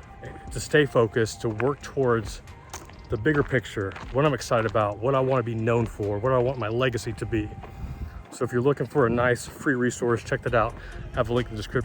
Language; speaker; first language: English; native; English